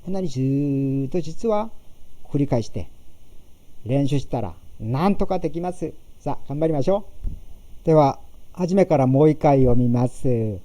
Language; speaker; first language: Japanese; non-native, fluent; Korean